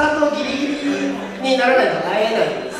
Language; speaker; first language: Japanese; native; Japanese